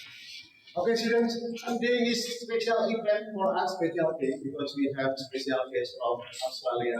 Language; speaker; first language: English; non-native, learner; Indonesian